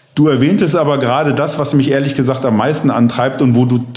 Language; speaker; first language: German; native; German